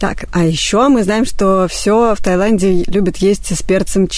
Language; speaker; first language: Russian; native; Russian